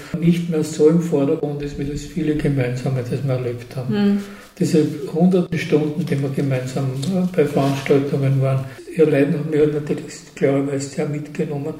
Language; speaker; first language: German; native; German